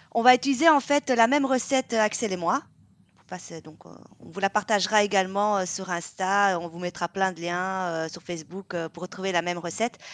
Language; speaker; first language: French; non-native, fluent; Vietnamese